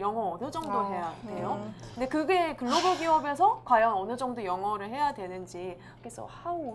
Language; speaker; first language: Korean; native; Korean